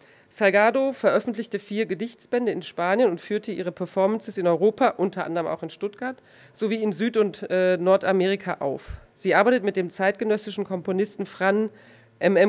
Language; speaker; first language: German; native; German